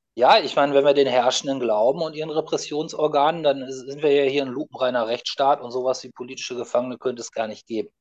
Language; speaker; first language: German; native; German